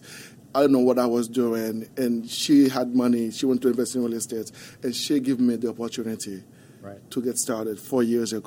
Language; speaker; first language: English; non-native, fluent; Haitian Creole